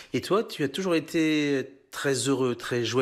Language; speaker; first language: French; native; French